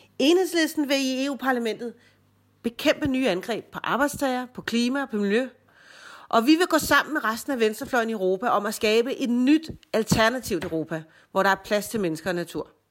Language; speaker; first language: Danish; native; Danish